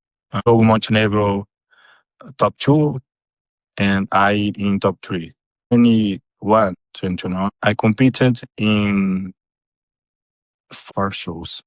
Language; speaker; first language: English; non-native, learner; Portuguese